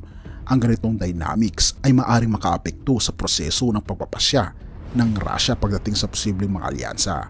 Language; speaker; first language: Filipino; native; Filipino